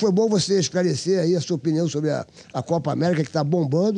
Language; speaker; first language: Portuguese; native; Portuguese